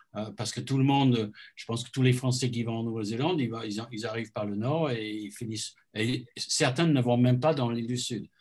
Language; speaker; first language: French; non-native, fluent; English